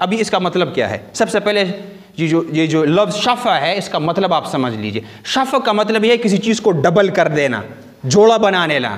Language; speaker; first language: Urdu; non-native, local second language; Pashto